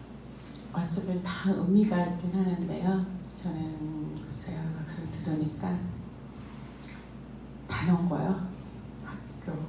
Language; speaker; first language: Korean; native; Korean